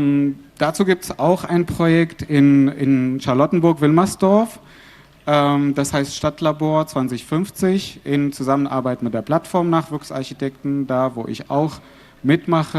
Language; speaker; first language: German; non-native, fluent; Arabic